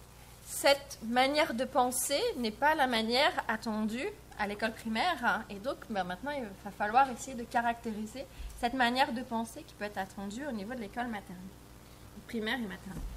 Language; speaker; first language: French; native; French